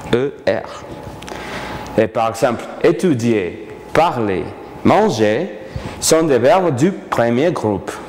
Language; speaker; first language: French; non-native, fluent; Spanish